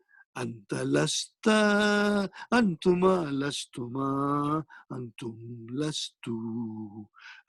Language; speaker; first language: Arabic; non-native, fluent; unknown